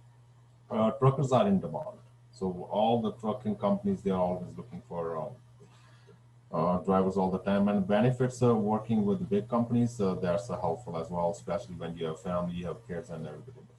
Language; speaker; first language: English; non-native, fluent; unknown